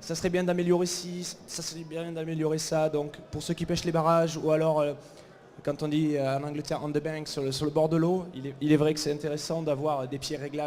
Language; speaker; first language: French; native; French